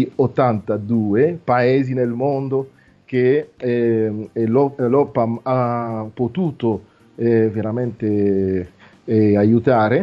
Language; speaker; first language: Italian; non-native, fluent; Nande